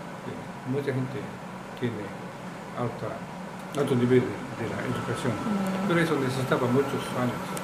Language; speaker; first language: Spanish; non-native, learner; Japanese